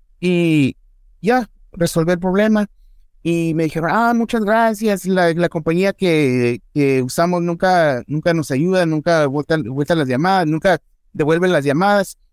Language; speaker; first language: Spanish; early bilingual, heritage; Spanish